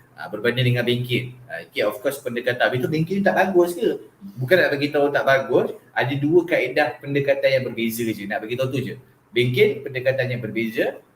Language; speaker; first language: Malay; native; Malay